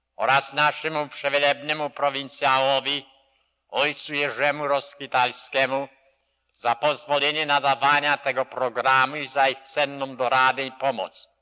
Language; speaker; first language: Polish; early bilingual, heritage; Polish